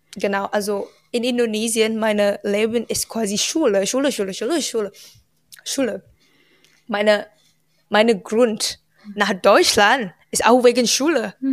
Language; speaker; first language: German; non-native, learner; Indonesian